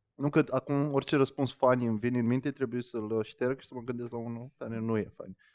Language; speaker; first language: Romanian; native; Romanian